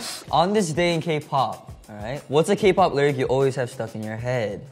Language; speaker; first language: English; early bilingual, other home language; Korean